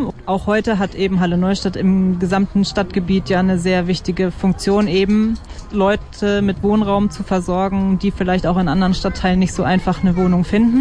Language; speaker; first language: German; native; German